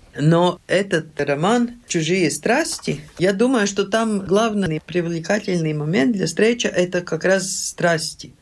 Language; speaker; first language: Russian; non-native, local second language; Latvian